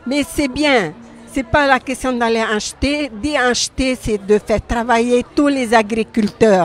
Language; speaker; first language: French; non-native, local second language; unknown